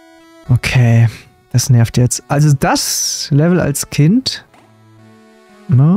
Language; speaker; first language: German; native; German